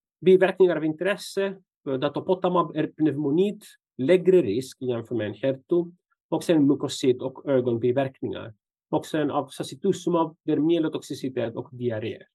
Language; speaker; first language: Swedish; non-native, fluent; Greek